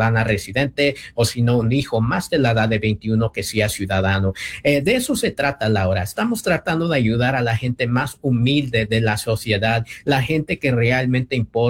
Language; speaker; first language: Spanish; early bilingual, heritage; Spanish